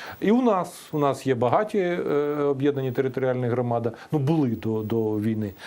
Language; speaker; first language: Ukrainian; native; Ukrainian